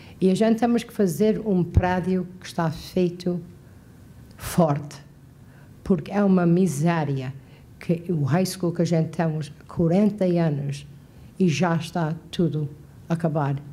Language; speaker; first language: Portuguese; early bilingual, heritage; Portuguese